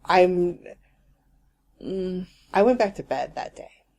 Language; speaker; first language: English; native; English